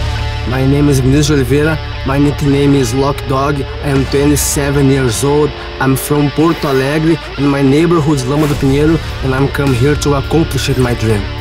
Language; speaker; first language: English; non-native, fluent; Portuguese